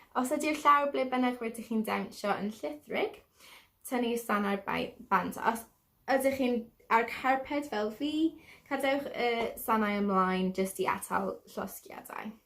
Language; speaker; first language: Welsh; non-native, local second language; English